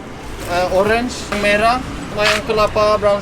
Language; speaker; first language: Indonesian; non-native, learner; Norwegian